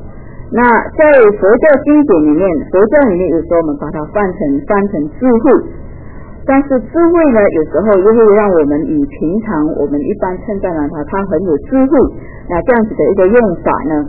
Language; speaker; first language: Chinese; native; Chinese